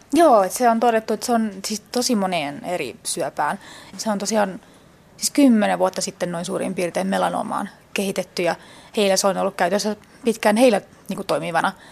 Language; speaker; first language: Finnish; native; Finnish